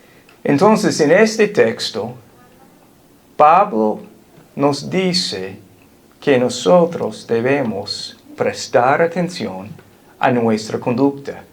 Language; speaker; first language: Spanish; non-native, fluent; English